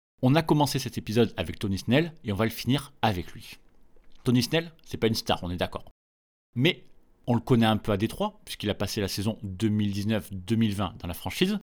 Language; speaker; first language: French; native; French